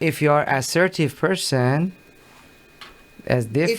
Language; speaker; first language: English; non-native, learner; Persian